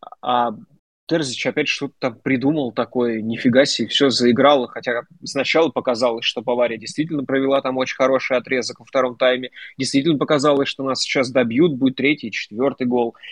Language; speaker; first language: Russian; native; Russian